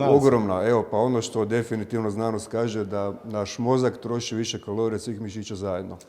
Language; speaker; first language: Croatian; native; Croatian